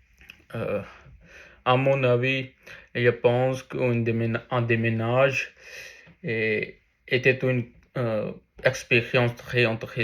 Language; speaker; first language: French; non-native, learner; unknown